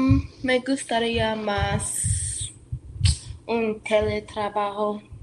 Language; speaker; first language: Spanish; non-native, learner; English